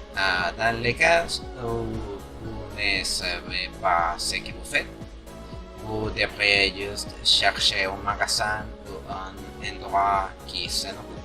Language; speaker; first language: French; non-native, learner; Spanish